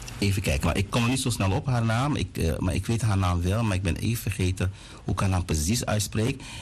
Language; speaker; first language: Dutch; native; Dutch